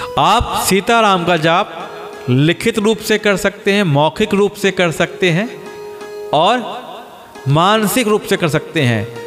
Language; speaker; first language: Hindi; native; Hindi